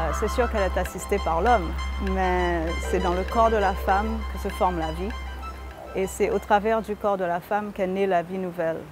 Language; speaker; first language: French; early bilingual, heritage; French